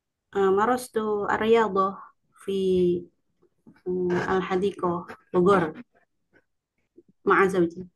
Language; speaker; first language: Arabic; non-native, learner; Indonesian